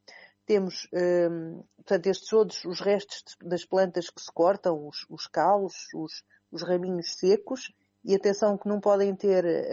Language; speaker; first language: Portuguese; native; Portuguese